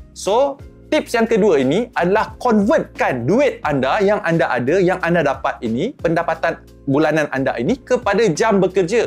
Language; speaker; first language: Malay; native; Malay